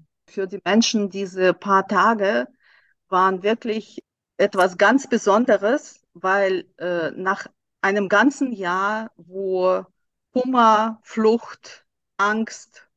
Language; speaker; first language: German; non-native, fluent; Russian